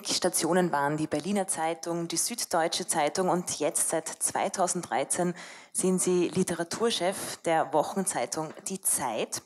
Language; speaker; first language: German; native; German